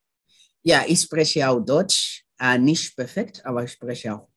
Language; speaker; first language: German; non-native, learner; Spanish